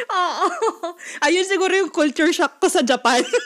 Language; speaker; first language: Filipino; non-native, local second language; Pampanga